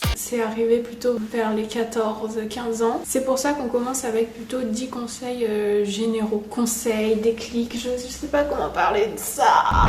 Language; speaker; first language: French; native; French